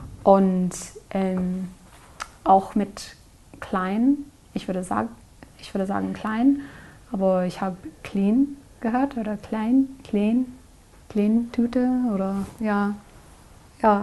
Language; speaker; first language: German; non-native, learner; English